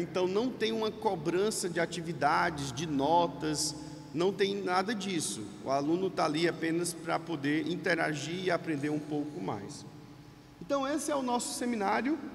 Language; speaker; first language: Portuguese; native; Portuguese